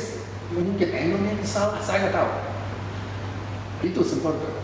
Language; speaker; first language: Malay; non-native, fluent; English